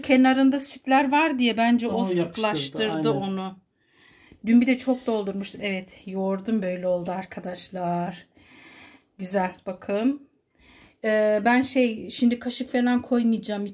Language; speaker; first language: Turkish; native; Turkish